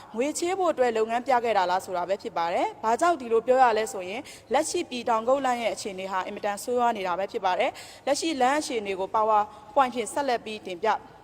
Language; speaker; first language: Burmese; native; Burmese